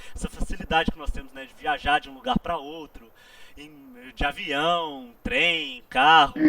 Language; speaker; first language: Portuguese; native; Portuguese